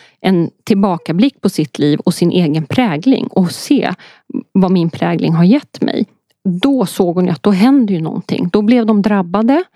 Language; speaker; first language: Swedish; early bilingual, other home language; Polish